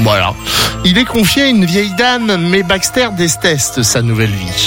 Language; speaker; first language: French; native; French